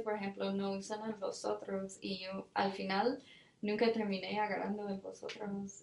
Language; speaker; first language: Spanish; non-native, fluent; English